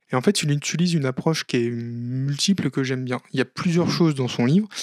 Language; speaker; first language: French; native; French